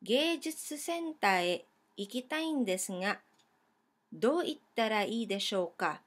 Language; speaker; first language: Japanese; non-native, fluent; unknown